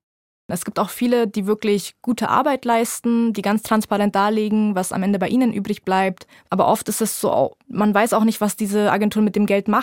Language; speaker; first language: German; native; German